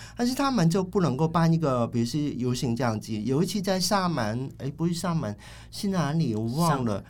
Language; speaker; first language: Chinese; non-native, fluent; Cantonese